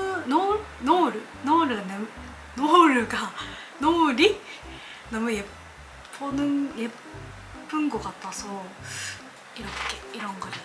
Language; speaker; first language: Korean; non-native, learner; Japanese